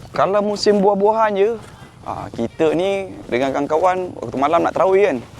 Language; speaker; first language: Malay; native; Malay